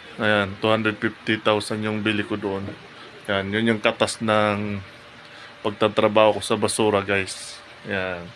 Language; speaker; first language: Filipino; non-native, local second language; Cebuano